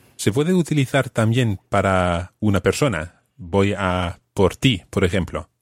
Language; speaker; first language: Spanish; non-native, fluent; English